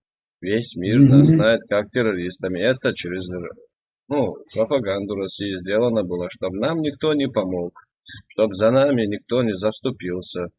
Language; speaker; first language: Russian; non-native, local second language; Chechen